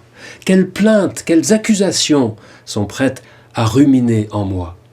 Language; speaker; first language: French; native; French